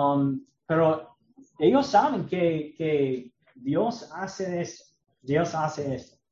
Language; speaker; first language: Spanish; non-native, learner; English